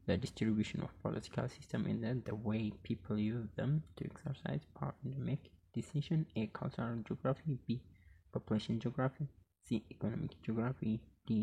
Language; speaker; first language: English; non-native, local second language; Amharic